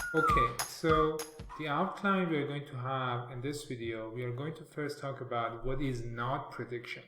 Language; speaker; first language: English; non-native, fluent; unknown